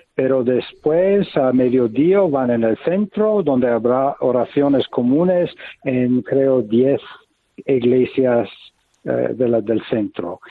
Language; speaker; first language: Spanish; non-native, fluent; English